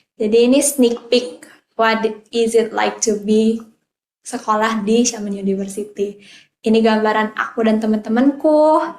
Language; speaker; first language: Indonesian; native; Indonesian